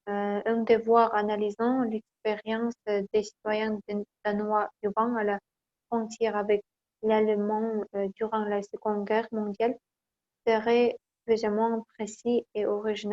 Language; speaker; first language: French; non-native, learner; Kazakh